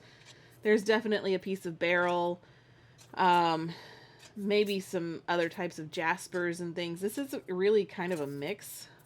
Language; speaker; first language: English; native; English